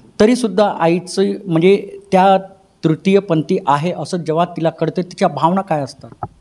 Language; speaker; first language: Marathi; native; Marathi